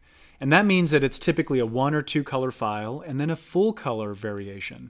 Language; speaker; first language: English; native; English